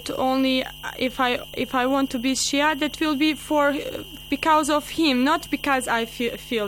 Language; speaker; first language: English; non-native, learner; Bosnian